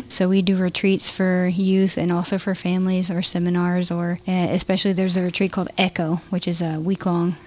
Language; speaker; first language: English; native; English